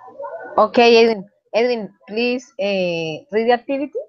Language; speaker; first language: English; non-native, learner; Spanish